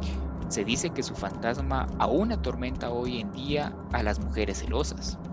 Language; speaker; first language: Spanish; native; Spanish